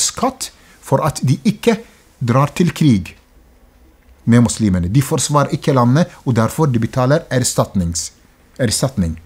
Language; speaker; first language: Norwegian; non-native, fluent; Arabic